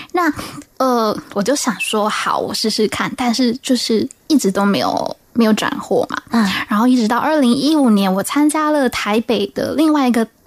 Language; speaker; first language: Chinese; native; Chinese